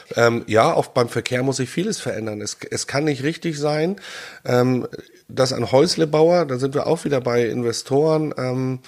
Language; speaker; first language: German; native; German